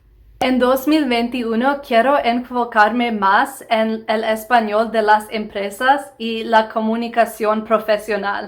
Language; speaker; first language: Spanish; non-native, learner; English